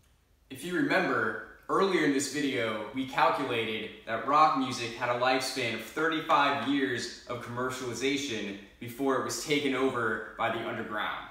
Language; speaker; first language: English; native; English